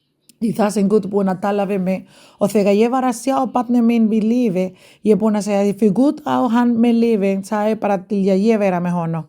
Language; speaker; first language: Icelandic; non-native, learner; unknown